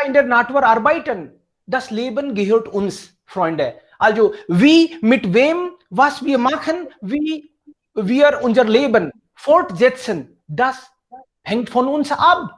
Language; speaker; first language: German; non-native, fluent; Hindi